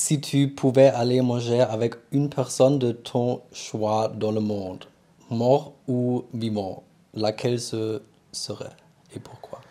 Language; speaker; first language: French; non-native, learner; German